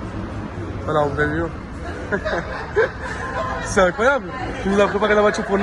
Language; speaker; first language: French; native; French